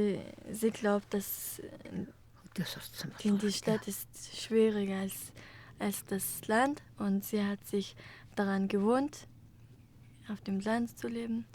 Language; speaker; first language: German; non-native, learner; Mongolian